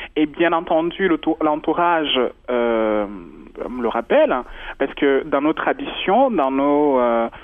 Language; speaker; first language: French; non-native, local second language; Kinyarwanda